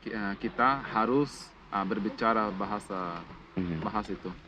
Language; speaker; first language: Indonesian; non-native, learner; Portuguese